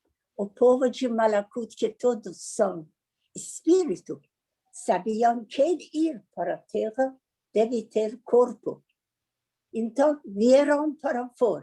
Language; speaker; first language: Portuguese; non-native, learner; Persian